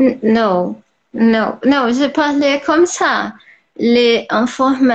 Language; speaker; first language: French; non-native, learner; Portuguese